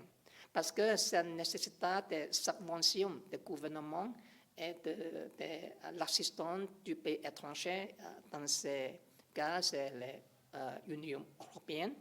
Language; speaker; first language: French; non-native, learner; English